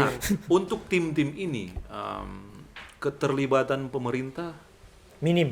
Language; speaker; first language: Indonesian; non-native, local second language; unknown